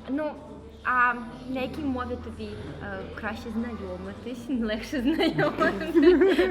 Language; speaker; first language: Ukrainian; non-native, local second language; Russian